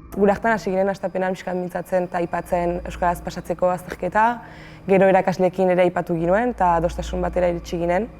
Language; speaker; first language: Basque; early bilingual, other home language; Wolof